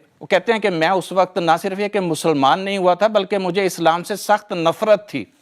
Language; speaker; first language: Urdu; non-native, local second language; Punjabi